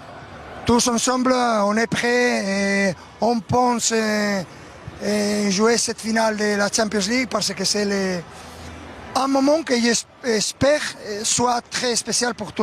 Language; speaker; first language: French; non-native, learner; Spanish